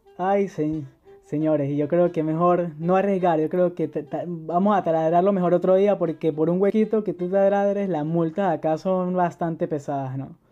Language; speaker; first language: Spanish; native; Spanish